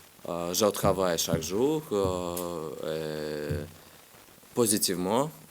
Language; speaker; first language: French; non-native, learner; Russian